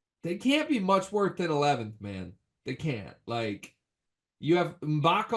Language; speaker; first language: English; native; English